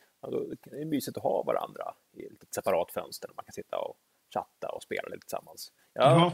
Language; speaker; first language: Swedish; native; Swedish